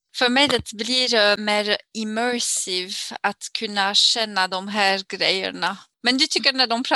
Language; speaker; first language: Swedish; non-native, fluent; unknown